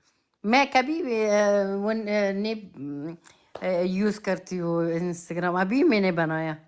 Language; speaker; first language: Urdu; non-native, learner; Persian